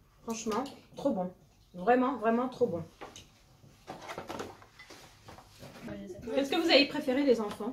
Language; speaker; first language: French; native; French